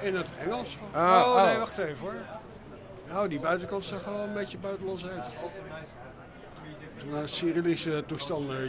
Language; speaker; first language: Dutch; native; Dutch